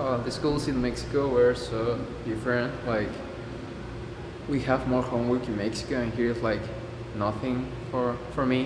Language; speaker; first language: English; non-native, fluent; Spanish